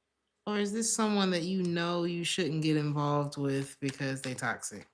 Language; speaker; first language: English; native; English